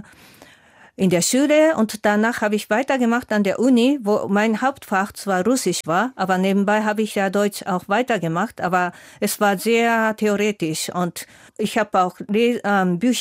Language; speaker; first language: German; non-native, fluent; Japanese